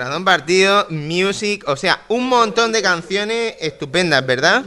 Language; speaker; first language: Spanish; native; Spanish